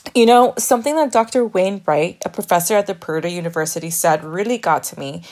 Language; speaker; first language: English; early bilingual, other home language; Spanish